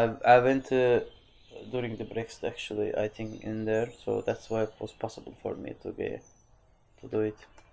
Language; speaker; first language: English; non-native, fluent; Azerbaijani